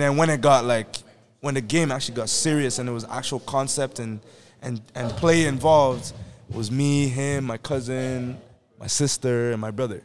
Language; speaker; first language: English; native; English